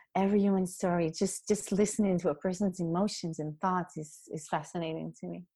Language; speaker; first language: English; non-native, fluent; Hebrew